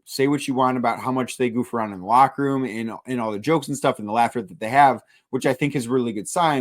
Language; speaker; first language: English; native; English